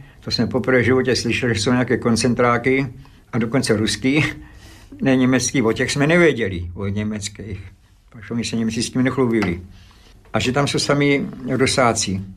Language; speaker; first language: Czech; early bilingual, other home language; Slovak